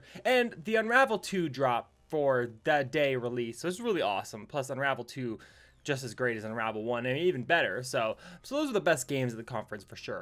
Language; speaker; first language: English; native; English